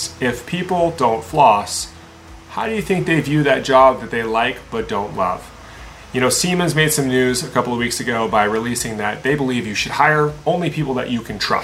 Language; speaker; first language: English; native; English